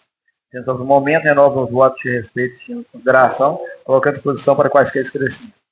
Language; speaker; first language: Portuguese; native; Portuguese